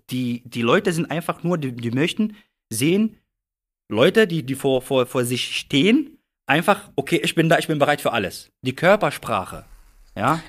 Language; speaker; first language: German; non-native, fluent; Arabic